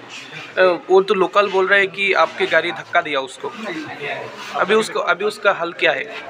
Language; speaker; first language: Hindi; non-native, local second language; Bangla